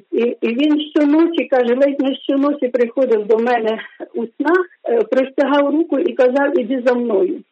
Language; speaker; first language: Ukrainian; native; Ukrainian